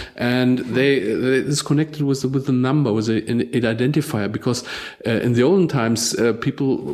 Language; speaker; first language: English; non-native, fluent; German